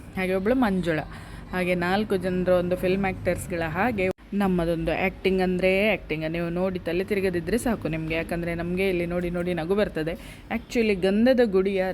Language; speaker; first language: Kannada; non-native, local second language; Konkani